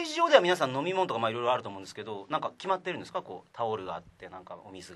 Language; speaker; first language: Japanese; native; Japanese